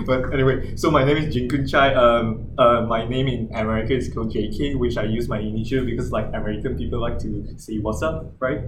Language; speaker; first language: English; non-native, local second language; Chinese